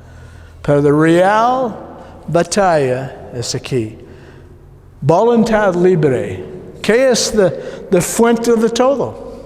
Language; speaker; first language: Spanish; non-native, learner; English